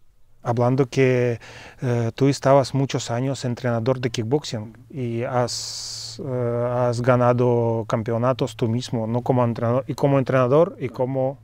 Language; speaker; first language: Spanish; non-native, fluent; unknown